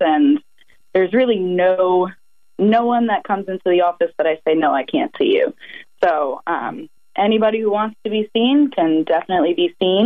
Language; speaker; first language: English; native; English